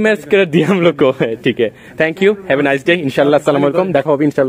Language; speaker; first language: Hindi; non-native, learner; Bangla